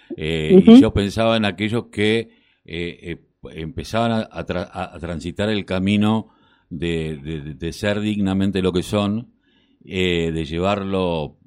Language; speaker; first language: Spanish; native; Spanish